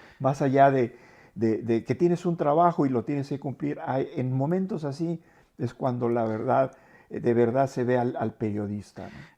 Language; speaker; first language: Spanish; native; Spanish